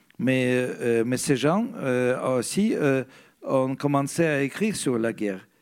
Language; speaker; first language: French; non-native, fluent; Russian